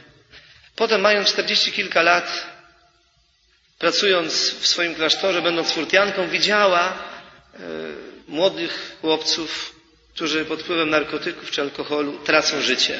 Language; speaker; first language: Polish; native; Polish